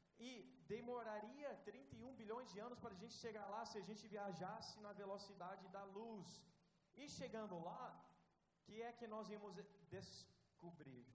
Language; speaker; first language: Portuguese; non-native, fluent; English